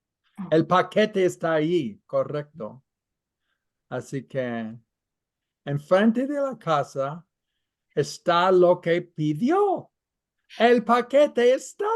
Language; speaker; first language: Spanish; non-native, fluent; English